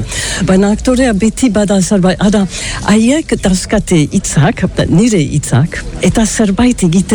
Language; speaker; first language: Basque; non-native, learner; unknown